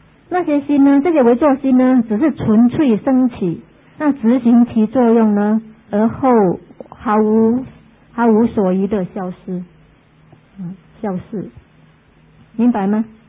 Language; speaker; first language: Chinese; native; Chinese